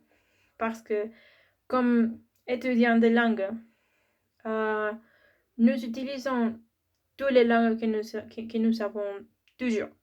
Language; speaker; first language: French; non-native, learner; Spanish